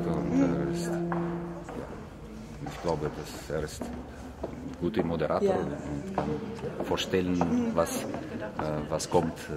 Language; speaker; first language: German; non-native, learner; Russian